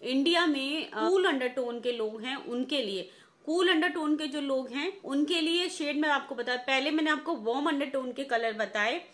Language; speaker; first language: Hindi; native; Hindi